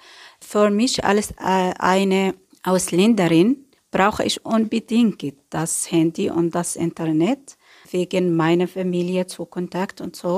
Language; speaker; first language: German; non-native, learner; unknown